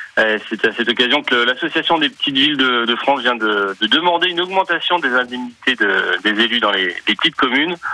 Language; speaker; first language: French; native; French